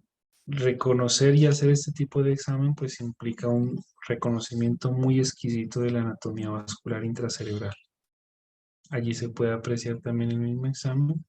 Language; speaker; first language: Spanish; native; Spanish